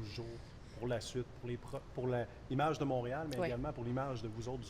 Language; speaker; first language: French; native; French